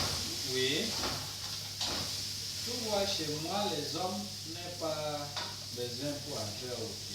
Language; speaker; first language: French; non-native, learner; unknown